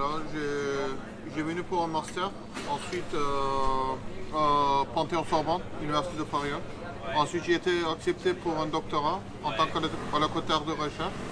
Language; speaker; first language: French; non-native, fluent; Turkish